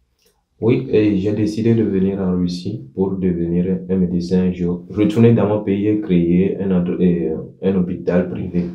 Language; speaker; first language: French; non-native, local second language; Ewe